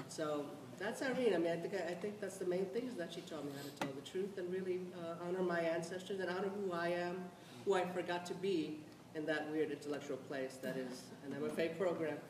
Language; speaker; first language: English; native; English